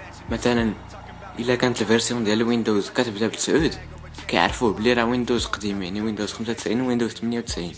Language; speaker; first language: Arabic; native; Arabic